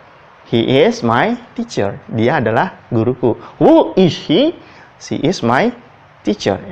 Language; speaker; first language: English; non-native, fluent; Indonesian